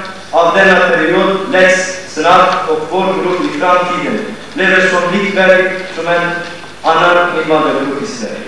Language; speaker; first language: Swedish; non-native, fluent; Kurdish